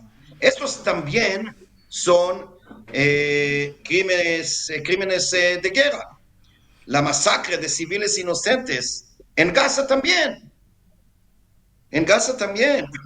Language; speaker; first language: Spanish; non-native, fluent; Hebrew